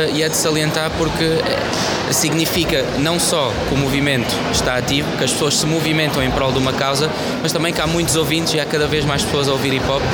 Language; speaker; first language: Portuguese; early bilingual, heritage; Portuguese